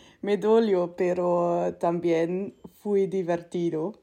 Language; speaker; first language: Spanish; non-native, learner; German